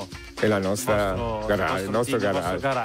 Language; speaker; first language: Italian; non-native, learner; German